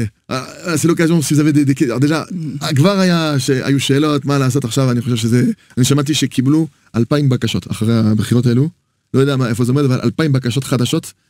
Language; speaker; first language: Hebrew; non-native, fluent; French